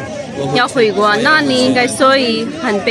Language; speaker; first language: Chinese; non-native, learner; Urdu